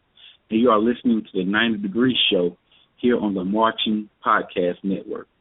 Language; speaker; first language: English; native; English